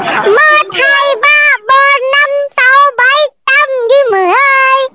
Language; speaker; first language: Vietnamese; non-native, learner; Indonesian